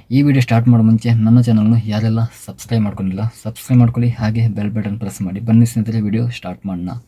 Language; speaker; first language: Kannada; non-native, local second language; Tulu